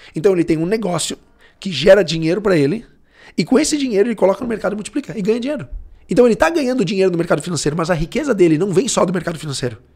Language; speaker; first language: Portuguese; early bilingual, other home language; Italian